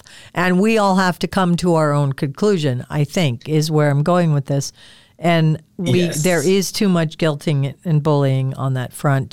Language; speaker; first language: English; native; English